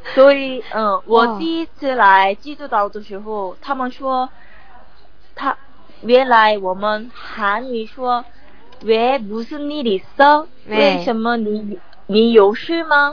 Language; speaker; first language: Chinese; non-native, learner; Korean